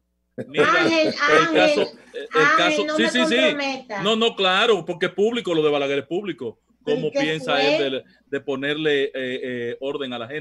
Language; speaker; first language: Spanish; native; Spanish